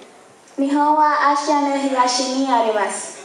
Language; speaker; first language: Japanese; non-native, learner; Spanish